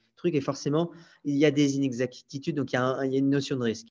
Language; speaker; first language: French; native; French